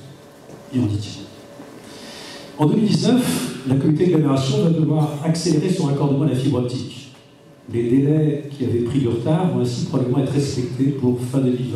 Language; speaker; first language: French; native; French